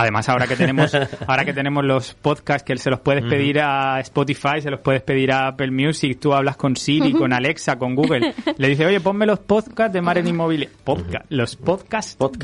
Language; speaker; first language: Spanish; native; Spanish